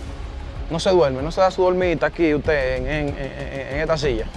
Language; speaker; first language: Spanish; native; Spanish